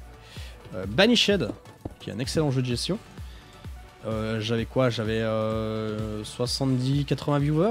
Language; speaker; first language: French; native; French